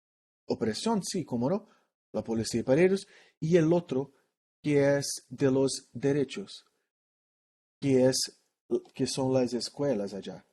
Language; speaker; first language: Spanish; non-native, learner; Portuguese